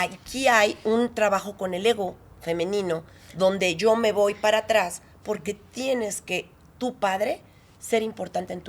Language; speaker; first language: Spanish; native; Spanish